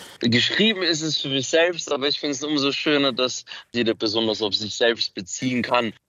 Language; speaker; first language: German; early bilingual, other home language; Macedonian